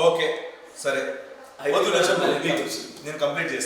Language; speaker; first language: Telugu; native; Telugu